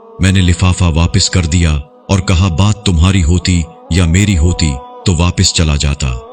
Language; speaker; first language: Urdu; non-native, local second language; Punjabi